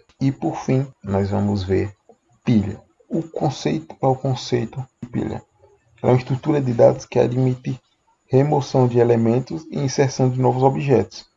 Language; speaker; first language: Portuguese; native; Portuguese